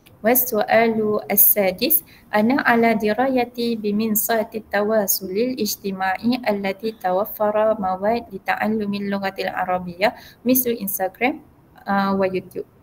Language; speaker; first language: Arabic; non-native, learner; Malay